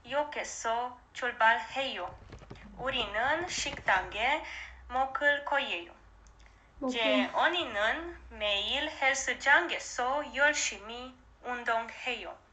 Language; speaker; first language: Korean; non-native, learner; Romanian